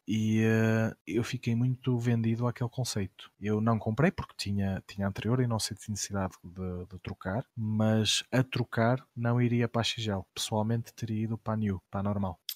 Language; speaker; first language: Portuguese; native; Portuguese